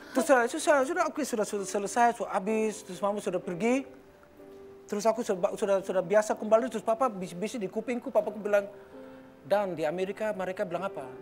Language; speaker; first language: Indonesian; early bilingual, heritage; Indonesian